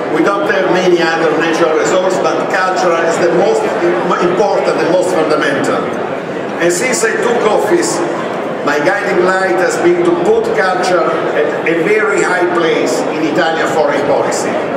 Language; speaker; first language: English; non-native, fluent; Italian